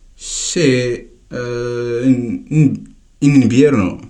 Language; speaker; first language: Spanish; non-native, learner; Tachelhit